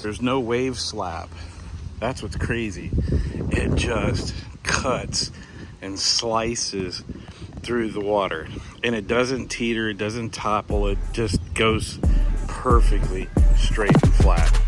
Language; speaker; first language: English; native; English